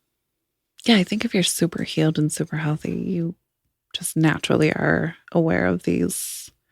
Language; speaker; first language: English; native; English